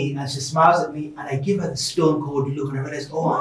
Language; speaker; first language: English; native; English